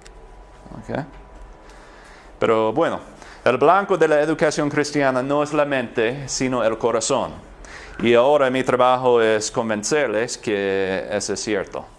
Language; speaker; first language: Spanish; non-native, fluent; English